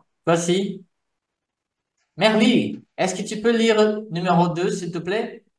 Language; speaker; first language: French; non-native, fluent; Portuguese